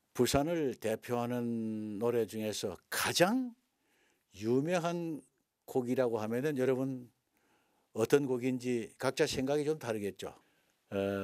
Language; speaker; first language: Korean; native; Korean